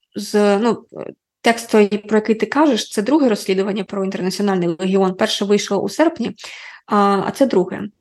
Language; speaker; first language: Ukrainian; non-native, local second language; Russian